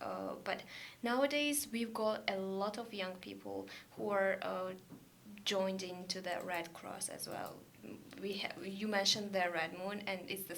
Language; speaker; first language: English; non-native, learner; Georgian